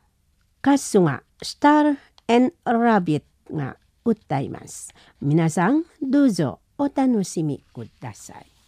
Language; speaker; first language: Japanese; non-native, learner; Indonesian